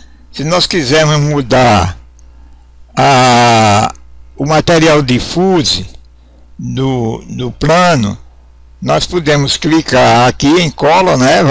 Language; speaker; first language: Portuguese; native; Portuguese